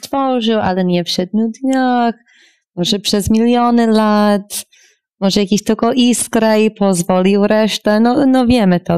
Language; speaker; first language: Polish; non-native, fluent; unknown